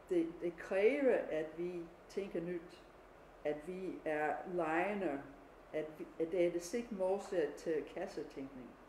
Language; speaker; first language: Danish; non-native, fluent; English